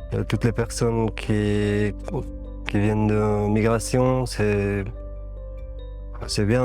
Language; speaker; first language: French; non-native, fluent; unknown